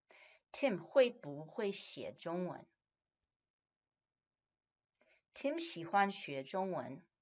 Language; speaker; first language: Chinese; non-native, fluent; English